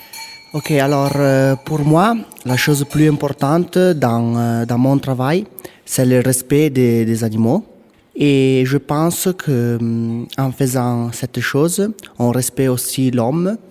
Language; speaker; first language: French; non-native, local second language; Italian